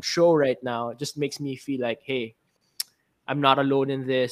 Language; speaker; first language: English; non-native, local second language; Filipino